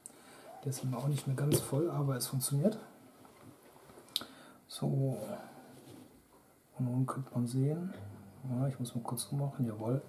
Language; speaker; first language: German; native; German